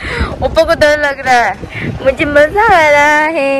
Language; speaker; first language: Korean; non-native, learner; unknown